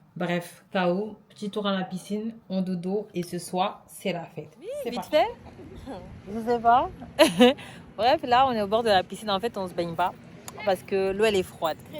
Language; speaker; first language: French; native; French